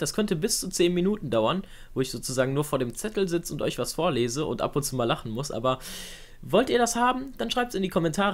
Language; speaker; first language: German; native; German